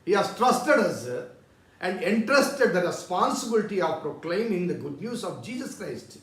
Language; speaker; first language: English; non-native, local second language; Telugu